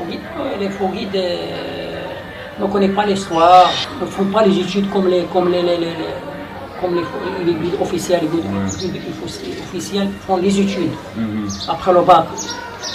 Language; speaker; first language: French; non-native, local second language; Arabic